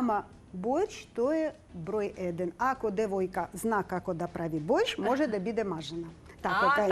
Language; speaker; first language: Macedonian; non-native, learner; Ukrainian